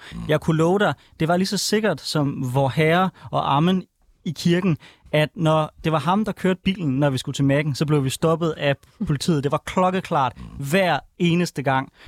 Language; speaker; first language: Danish; native; Danish